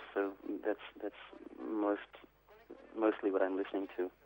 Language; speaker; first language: English; non-native, fluent; Dutch